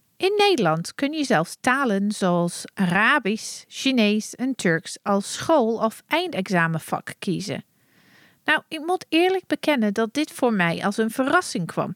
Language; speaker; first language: Dutch; non-native, fluent; English